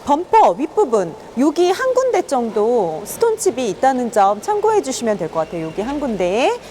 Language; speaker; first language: Korean; native; Korean